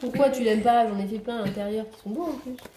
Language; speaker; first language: French; native; French